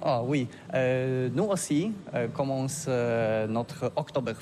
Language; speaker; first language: French; non-native, learner; Polish